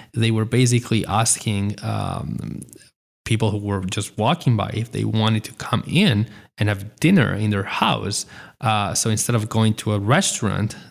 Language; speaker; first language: English; non-native, fluent; Italian